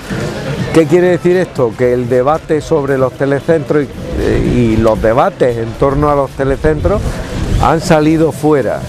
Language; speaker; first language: Spanish; native; Spanish